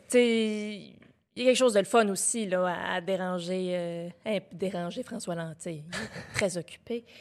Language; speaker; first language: French; native; French